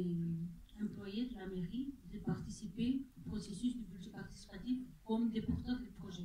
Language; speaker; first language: French; non-native, fluent; Portuguese